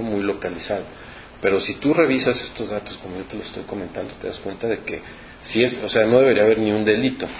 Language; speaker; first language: Spanish; native; Spanish